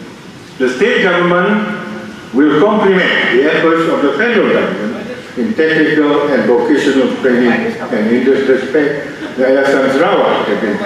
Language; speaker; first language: English; non-native, local second language; Malay